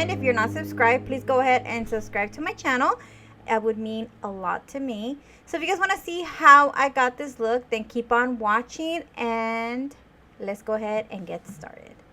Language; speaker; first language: English; native; English